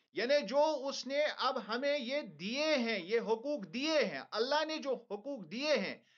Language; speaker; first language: Hindi; non-native, local second language; Kashmiri